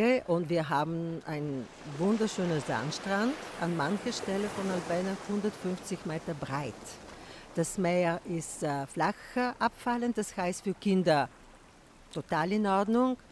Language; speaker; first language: German; non-native, fluent; Bulgarian